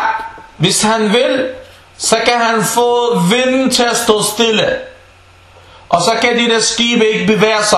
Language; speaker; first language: Danish; non-native, fluent; Arabic